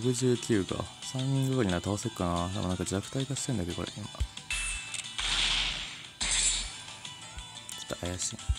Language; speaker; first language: Japanese; native; Japanese